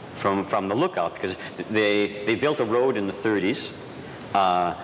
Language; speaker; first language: English; native; English